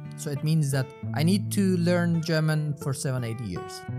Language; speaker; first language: English; non-native, fluent; Persian